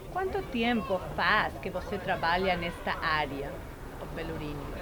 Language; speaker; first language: Portuguese; non-native, fluent; Spanish